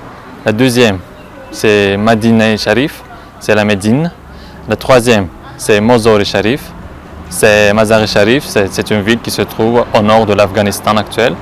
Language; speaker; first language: French; non-native, fluent; Uzbek